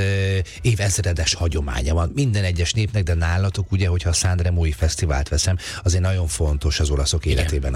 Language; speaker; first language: Hungarian; native; Hungarian